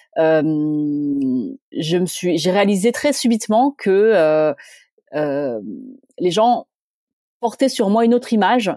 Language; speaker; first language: French; early bilingual, other home language; Chinese